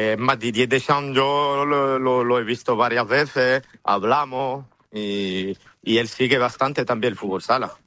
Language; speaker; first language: Spanish; early bilingual, heritage; French